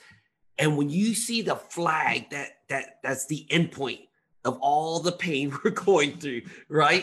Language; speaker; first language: English; native; English